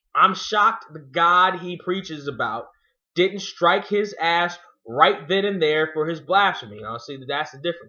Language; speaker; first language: English; native; English